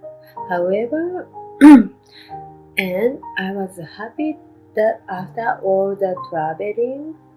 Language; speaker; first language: English; non-native, learner; Japanese